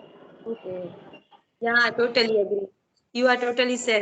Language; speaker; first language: English; non-native, learner; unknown